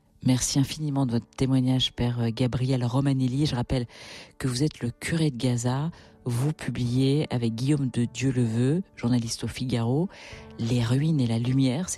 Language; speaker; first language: French; native; French